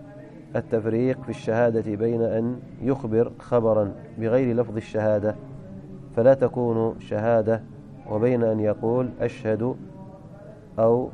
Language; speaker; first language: Arabic; native; Arabic